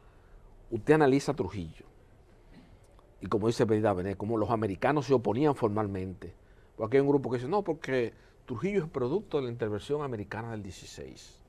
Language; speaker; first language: Spanish; native; Spanish